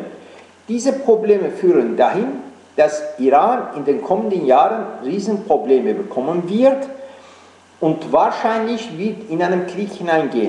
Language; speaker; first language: German; non-native, fluent; Persian